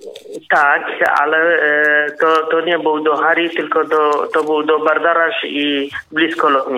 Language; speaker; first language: Polish; non-native, learner; Kurdish